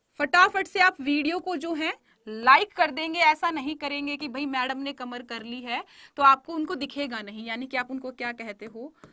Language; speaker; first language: Hindi; native; Hindi